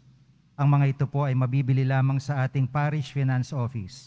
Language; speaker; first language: Filipino; native; Filipino